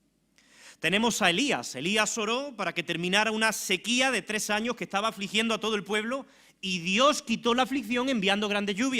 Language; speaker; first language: Spanish; native; Spanish